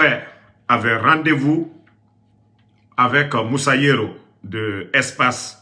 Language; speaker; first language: French; non-native, local second language; Susu